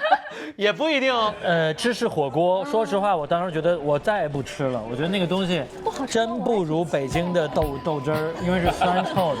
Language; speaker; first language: Chinese; native; Chinese